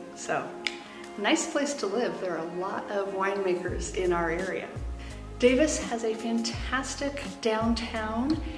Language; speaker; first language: English; native; English